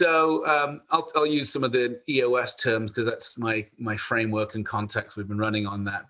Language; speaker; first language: English; native; English